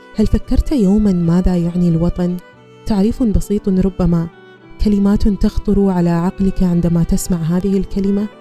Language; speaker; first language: Arabic; early bilingual, other home language; German